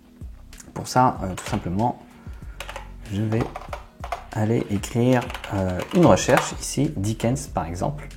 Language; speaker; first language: French; native; French